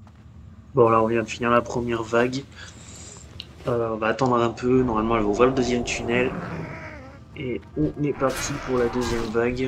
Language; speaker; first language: French; native; French